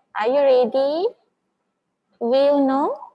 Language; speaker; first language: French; non-native, fluent; Malay